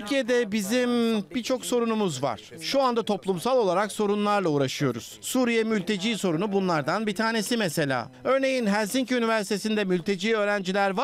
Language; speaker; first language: Turkish; native; Turkish